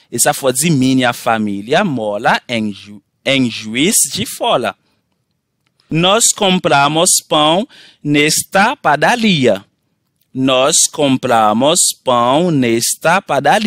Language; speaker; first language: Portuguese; non-native, fluent; Haitian Creole